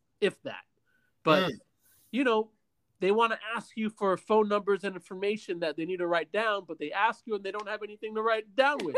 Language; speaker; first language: English; early bilingual, other home language; Spanish